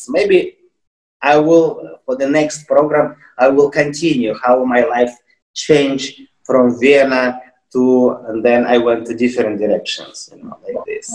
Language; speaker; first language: English; non-native, fluent; Russian